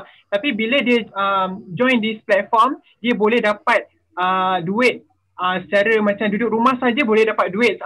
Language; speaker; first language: Malay; native; Malay